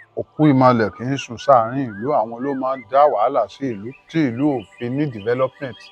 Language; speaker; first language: Yoruba; native; Yoruba